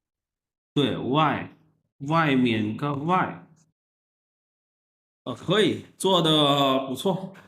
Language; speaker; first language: Chinese; non-native, fluent; Urdu